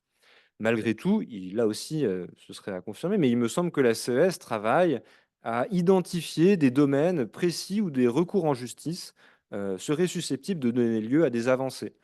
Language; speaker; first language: French; native; French